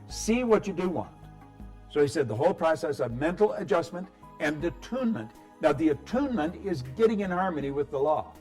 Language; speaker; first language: English; native; English